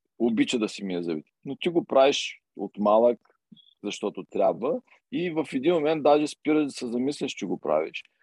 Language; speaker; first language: Bulgarian; native; Bulgarian